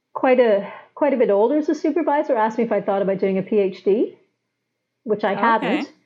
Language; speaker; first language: English; native; English